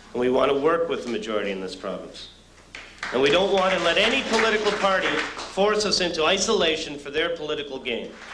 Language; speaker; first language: English; native; English